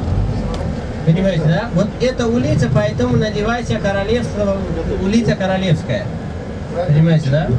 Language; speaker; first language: Russian; non-native, learner; Nepali